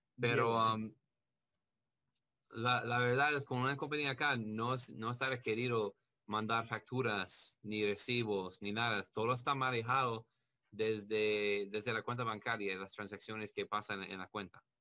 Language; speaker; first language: Spanish; non-native, learner; English